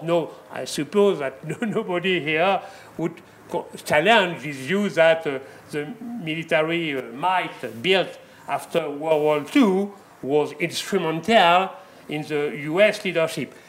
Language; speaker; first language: English; non-native, fluent; French